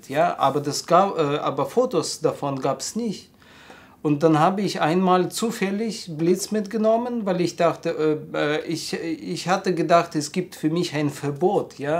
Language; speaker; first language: German; non-native, fluent; Russian